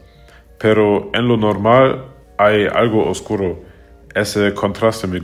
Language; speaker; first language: Spanish; non-native, learner; German